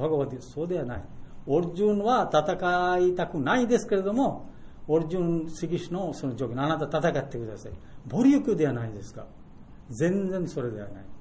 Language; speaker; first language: Japanese; non-native, fluent; Bangla